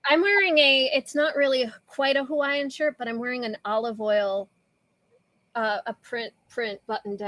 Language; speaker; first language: English; native; English